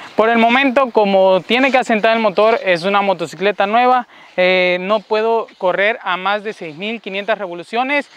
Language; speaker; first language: Spanish; native; Spanish